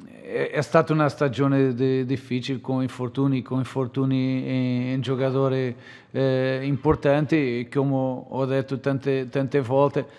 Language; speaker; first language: Italian; non-native, fluent; Portuguese